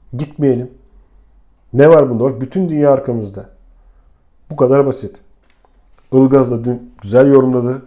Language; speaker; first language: Turkish; native; Turkish